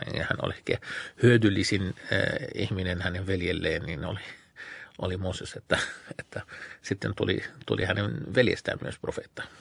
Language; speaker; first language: Finnish; non-native, fluent; Arabic